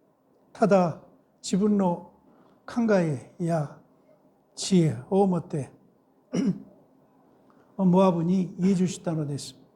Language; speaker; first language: Japanese; non-native, fluent; Korean